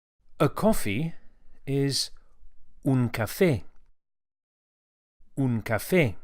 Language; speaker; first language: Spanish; non-native, fluent; English